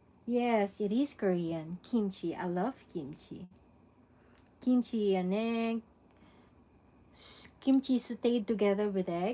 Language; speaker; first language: English; non-native, local second language; Filipino